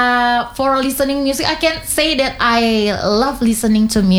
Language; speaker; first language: English; non-native, learner; Indonesian